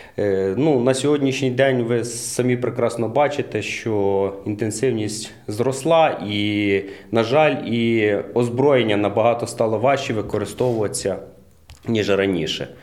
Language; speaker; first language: Ukrainian; native; Ukrainian